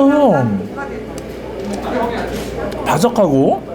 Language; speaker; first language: Korean; native; Korean